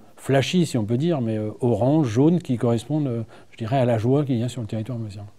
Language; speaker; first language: French; native; French